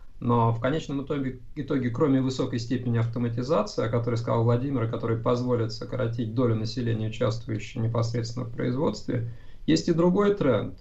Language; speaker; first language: Russian; native; Russian